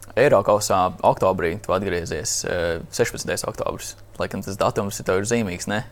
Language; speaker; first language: Latvian; native; Latvian